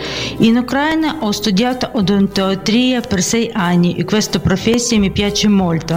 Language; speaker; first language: Italian; non-native, learner; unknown